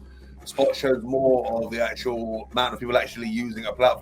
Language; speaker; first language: English; native; English